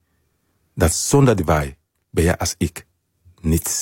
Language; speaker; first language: Dutch; non-native, fluent; Mandingo